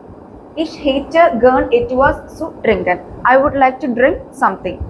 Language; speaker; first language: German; non-native, fluent; Malayalam